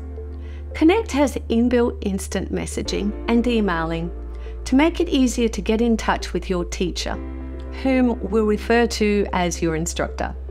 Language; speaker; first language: English; native; English